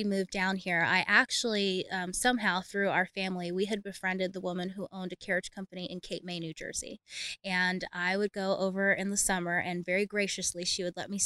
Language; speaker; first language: English; native; English